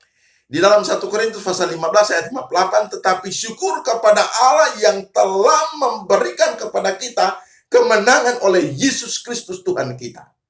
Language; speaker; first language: Indonesian; native; Indonesian